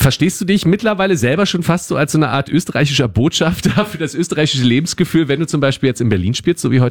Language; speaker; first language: German; native; German